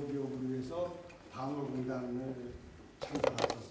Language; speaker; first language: Korean; native; Korean